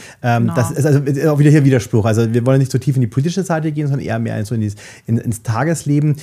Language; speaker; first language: German; native; German